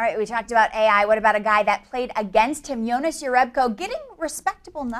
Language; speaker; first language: English; native; English